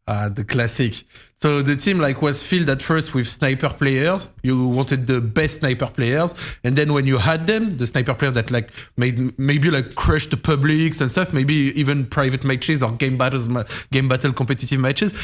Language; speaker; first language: English; non-native, fluent; French